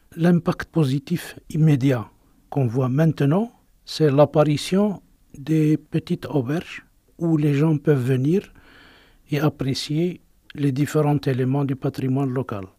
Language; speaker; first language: French; non-native, local second language; Arabic